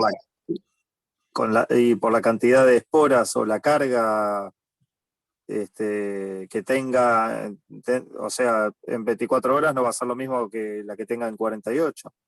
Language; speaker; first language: Spanish; native; Spanish